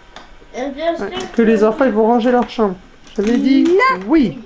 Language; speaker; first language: French; native; French